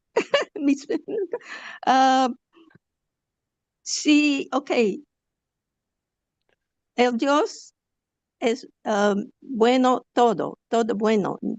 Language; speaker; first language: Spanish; non-native, learner; English